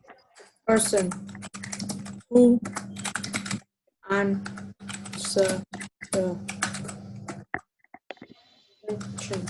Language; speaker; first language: English; non-native, fluent; Vietnamese